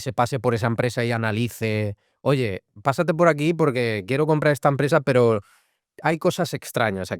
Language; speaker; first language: Spanish; native; Spanish